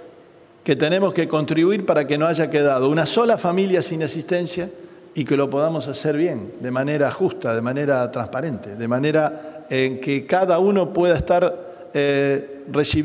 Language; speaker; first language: Spanish; native; Spanish